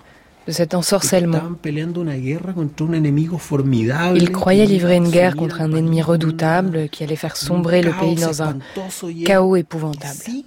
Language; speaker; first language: French; native; French